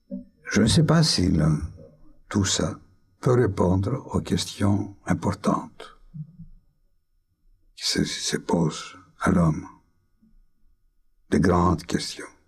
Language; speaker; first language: French; non-native, fluent; Greek